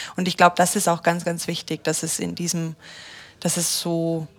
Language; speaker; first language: German; native; German